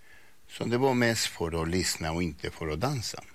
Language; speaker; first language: Swedish; non-native, learner; Spanish